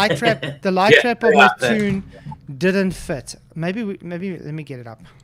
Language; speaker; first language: English; native; English